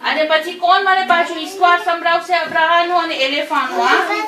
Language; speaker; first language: Gujarati; early bilingual, heritage; Gujarati